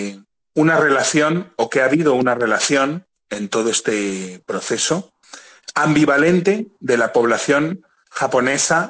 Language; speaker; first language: Spanish; native; Spanish